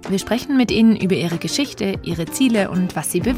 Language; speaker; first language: German; native; German